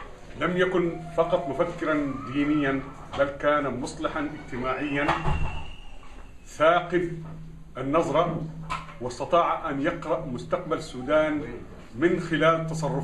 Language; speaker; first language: Arabic; native; Arabic